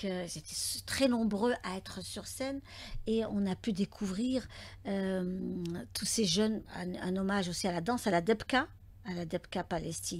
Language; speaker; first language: French; native; French